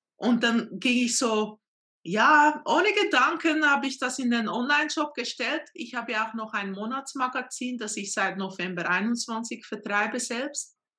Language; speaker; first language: German; non-native, fluent; Portuguese